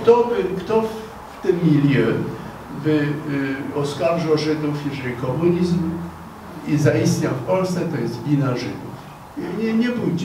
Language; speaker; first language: Polish; non-native, fluent; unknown